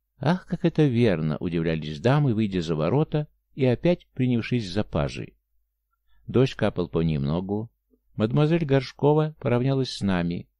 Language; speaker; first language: Russian; native; Russian